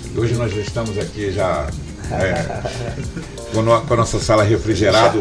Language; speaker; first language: Portuguese; native; Portuguese